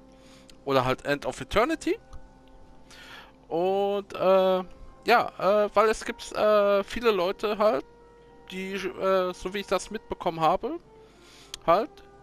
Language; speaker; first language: German; native; German